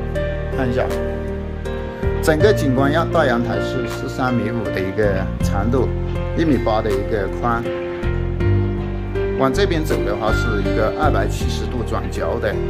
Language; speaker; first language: Chinese; native; Chinese